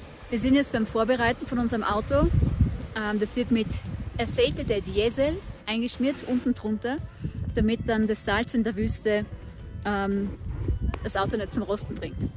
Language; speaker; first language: German; native; German